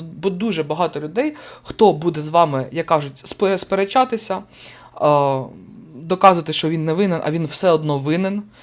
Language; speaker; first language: Ukrainian; native; Ukrainian